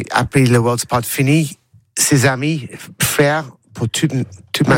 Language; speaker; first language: French; non-native, learner; English